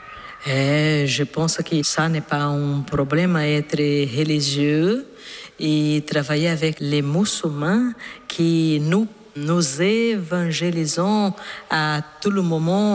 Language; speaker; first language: French; non-native, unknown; Portuguese